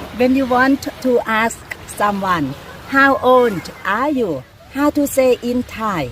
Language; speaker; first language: English; non-native, learner; Thai